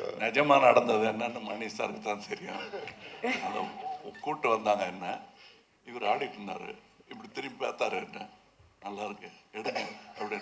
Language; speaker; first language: Tamil; native; Tamil